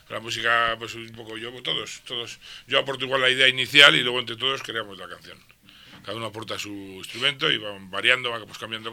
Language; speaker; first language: Spanish; native; Spanish